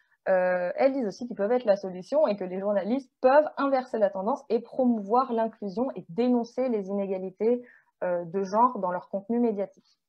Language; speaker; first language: French; native; French